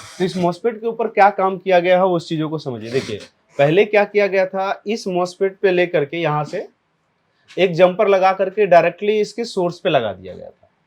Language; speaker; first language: Hindi; native; Hindi